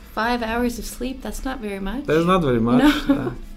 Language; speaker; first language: English; non-native, fluent; Romanian